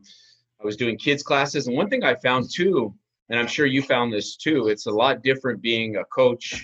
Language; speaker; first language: English; native; English